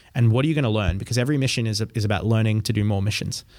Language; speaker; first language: English; native; English